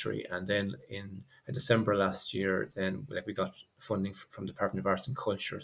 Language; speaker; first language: English; native; English